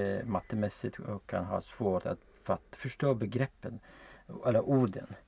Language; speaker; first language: Swedish; non-native, fluent; Arabic